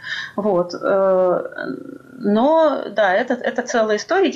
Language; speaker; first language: Russian; native; Russian